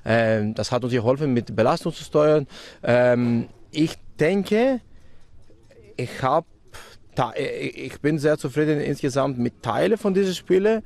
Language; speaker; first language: German; non-native, fluent; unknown